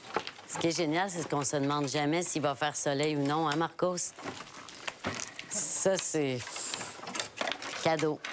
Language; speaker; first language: French; native; French